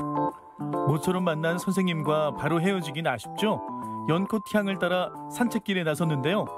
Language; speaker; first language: Korean; native; Korean